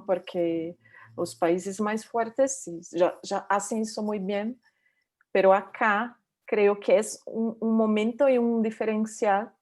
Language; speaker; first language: Spanish; non-native, learner; Portuguese